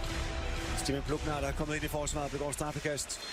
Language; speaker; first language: Danish; native; Danish